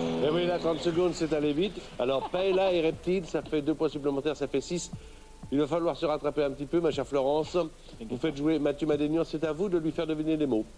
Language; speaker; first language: French; native; French